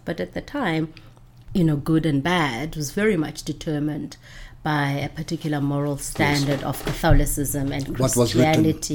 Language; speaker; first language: English; non-native, local second language; Northern Sotho